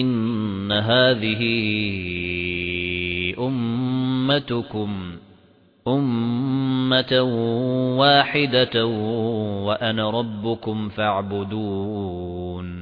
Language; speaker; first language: Arabic; native; Arabic